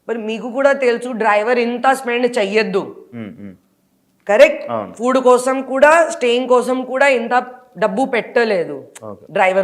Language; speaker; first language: Telugu; non-native, learner; Hindi